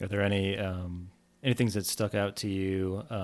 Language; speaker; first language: English; native; English